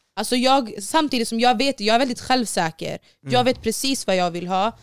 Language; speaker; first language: Swedish; early bilingual, other home language; Baluchi